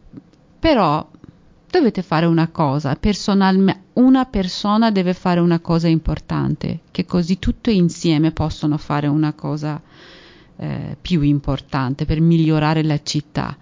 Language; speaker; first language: Italian; non-native, fluent; Persian